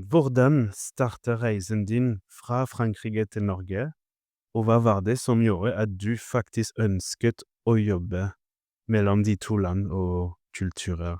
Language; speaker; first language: Norwegian; non-native, fluent; French